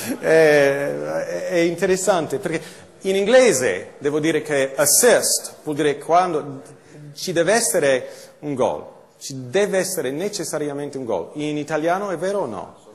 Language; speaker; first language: Italian; non-native, fluent; English